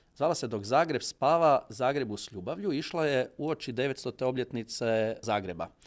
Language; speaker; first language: Croatian; native; Croatian